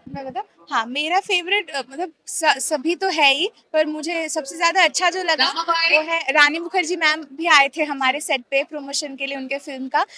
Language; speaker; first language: Hindi; non-native, local second language; Bangla